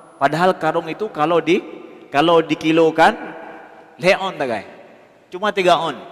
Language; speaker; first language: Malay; non-native, local second language; Achinese